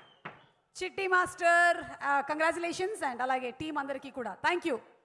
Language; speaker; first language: Telugu; native; Telugu